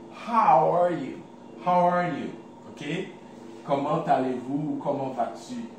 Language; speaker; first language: English; non-native, fluent; Haitian Creole